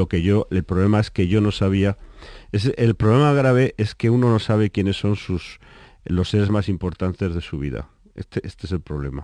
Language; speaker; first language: Spanish; native; Spanish